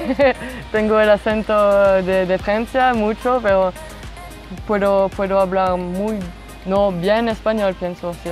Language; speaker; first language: Spanish; non-native, learner; French